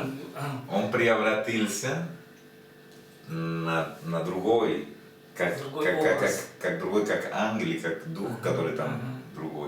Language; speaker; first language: Russian; non-native, learner; Spanish